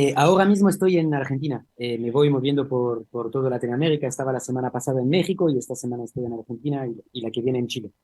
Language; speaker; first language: Spanish; early bilingual, heritage; Spanish